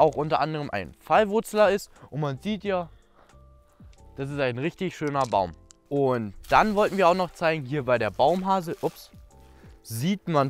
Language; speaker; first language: German; native; German